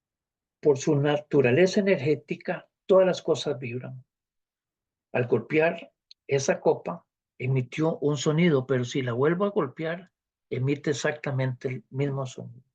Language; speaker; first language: Spanish; native; Spanish